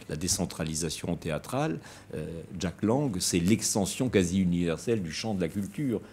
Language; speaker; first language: French; native; French